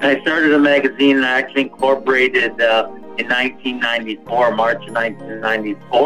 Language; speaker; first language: English; native; English